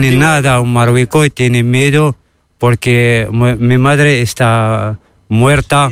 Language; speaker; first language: Spanish; non-native, learner; Arabic